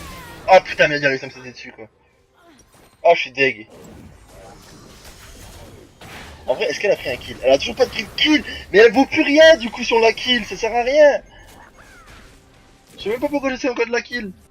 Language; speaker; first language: French; native; French